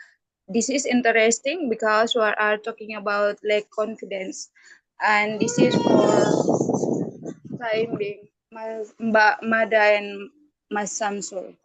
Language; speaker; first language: English; non-native, learner; Indonesian